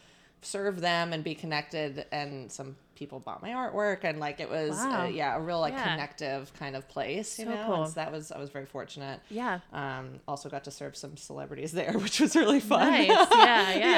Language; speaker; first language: English; native; English